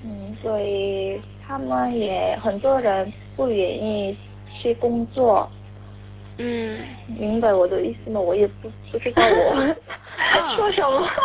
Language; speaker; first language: Chinese; non-native, learner; Korean